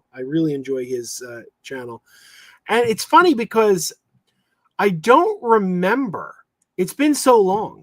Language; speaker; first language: English; native; English